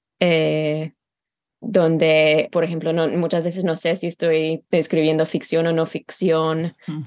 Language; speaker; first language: Spanish; non-native, fluent; English